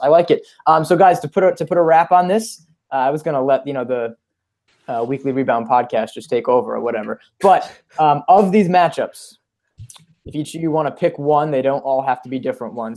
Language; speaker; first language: English; native; English